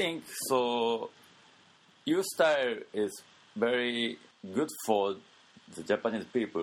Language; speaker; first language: English; non-native, learner; Japanese